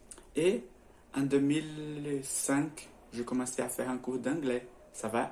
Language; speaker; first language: French; non-native, learner; Portuguese